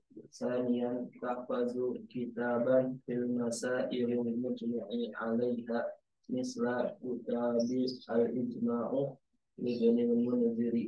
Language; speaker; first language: Arabic; non-native, fluent; Indonesian